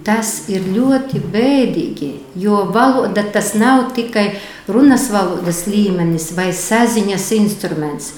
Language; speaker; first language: Latvian; non-native, local second language; Russian